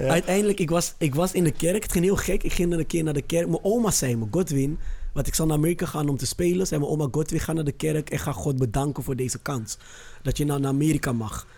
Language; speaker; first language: Dutch; early bilingual, other home language; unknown